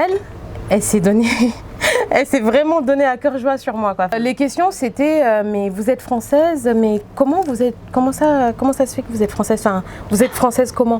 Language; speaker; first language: French; native; French